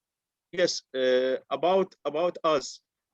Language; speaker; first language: English; non-native, learner; Arabic